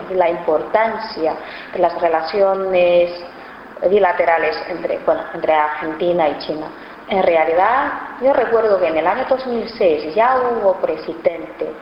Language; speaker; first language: Spanish; non-native, fluent; Chinese